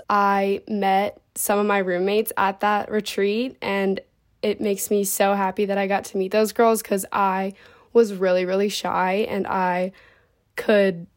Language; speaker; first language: English; native; English